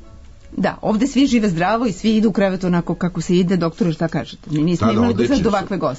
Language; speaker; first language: Serbian; native; Serbian